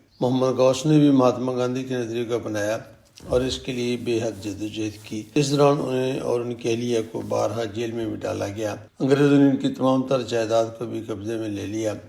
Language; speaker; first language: Urdu; native; Urdu